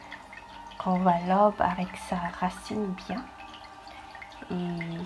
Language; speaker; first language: French; non-native, fluent; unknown